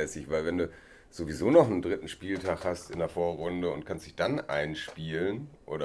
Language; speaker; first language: German; native; German